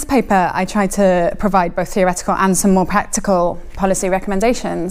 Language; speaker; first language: English; native; English